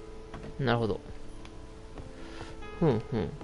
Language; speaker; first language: Japanese; native; Japanese